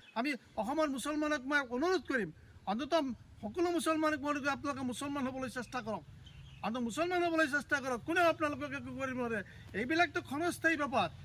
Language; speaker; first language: Assamese; non-native, local second language; Bangla